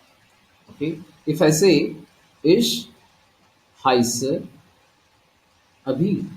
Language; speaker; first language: German; non-native, fluent; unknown